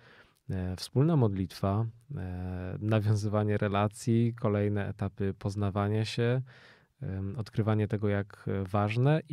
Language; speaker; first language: Polish; native; Polish